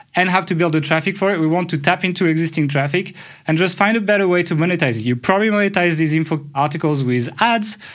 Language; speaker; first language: English; non-native, fluent; French